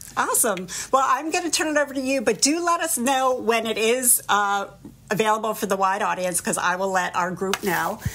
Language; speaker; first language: English; native; English